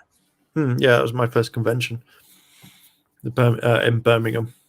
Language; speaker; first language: English; native; English